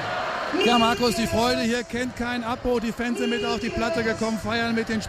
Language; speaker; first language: German; native; German